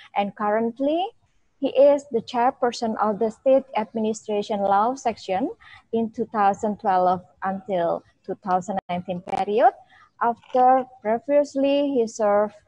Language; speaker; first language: English; non-native, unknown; Indonesian